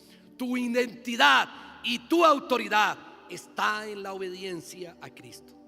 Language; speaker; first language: Spanish; native; Spanish